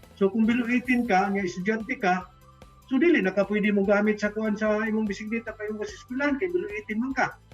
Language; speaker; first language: Cebuano; native; Cebuano